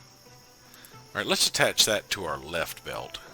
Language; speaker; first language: English; native; English